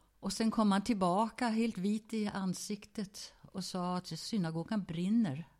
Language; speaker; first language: Swedish; early bilingual, other home language; German